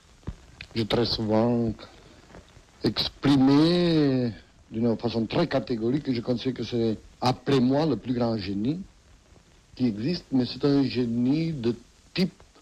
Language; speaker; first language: French; non-native, fluent; Catalan